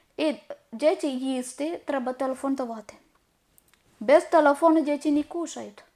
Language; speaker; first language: Ukrainian; non-native, learner; Malayalam